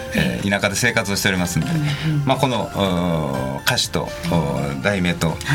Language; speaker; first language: Japanese; native; Japanese